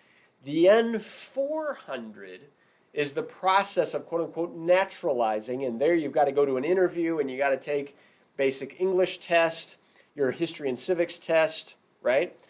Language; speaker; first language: English; native; English